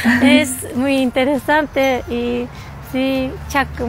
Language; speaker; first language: Spanish; non-native, learner; Japanese